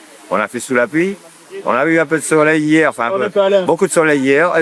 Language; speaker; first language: French; native; French